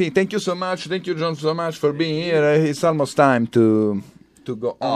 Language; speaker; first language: English; non-native, fluent; Italian